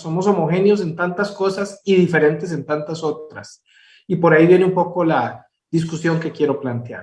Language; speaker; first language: Spanish; native; Spanish